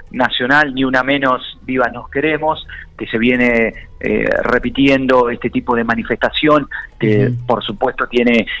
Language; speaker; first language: Spanish; native; Spanish